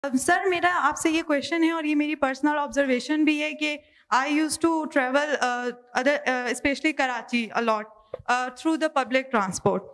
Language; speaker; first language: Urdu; non-native, local second language; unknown